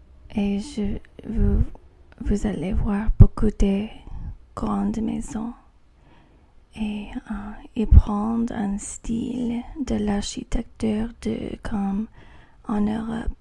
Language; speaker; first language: French; non-native, learner; English